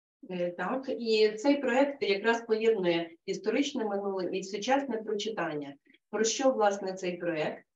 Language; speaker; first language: Polish; non-native, learner; Ukrainian